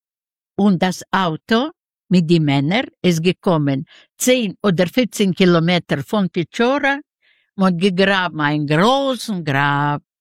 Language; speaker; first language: German; non-native, learner; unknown